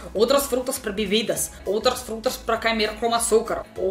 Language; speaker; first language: Portuguese; non-native, learner; Russian